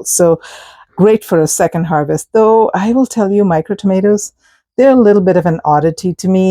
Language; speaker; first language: English; native; English